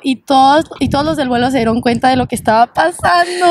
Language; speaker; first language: Spanish; early bilingual, heritage; Spanish